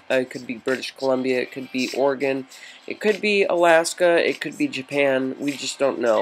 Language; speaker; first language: English; native; English